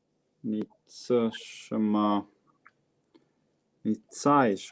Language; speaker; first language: Chinese; non-native, learner; English